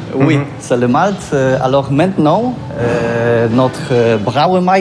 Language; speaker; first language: French; non-native, learner; Polish